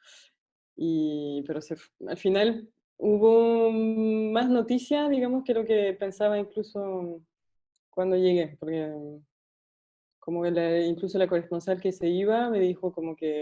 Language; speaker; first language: Spanish; non-native, fluent; French